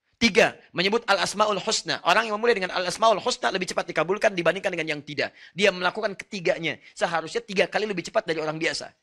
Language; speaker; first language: Indonesian; non-native, fluent; Arabic